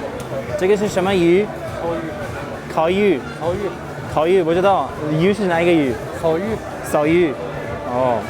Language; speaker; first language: Chinese; non-native, learner; Urdu